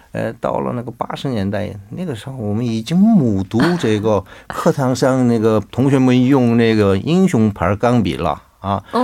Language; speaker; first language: Chinese; non-native, fluent; Korean